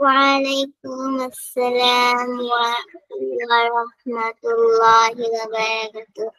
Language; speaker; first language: Arabic; non-native, learner; Bangla